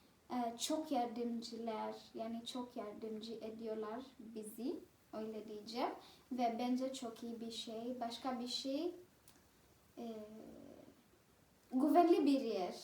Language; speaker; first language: Turkish; non-native, fluent; Swahili